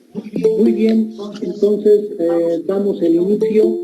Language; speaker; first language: Spanish; native; Spanish